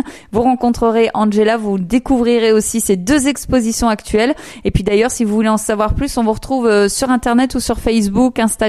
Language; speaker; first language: French; native; French